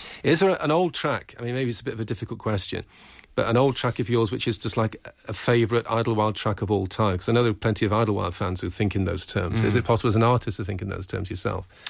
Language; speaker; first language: English; native; English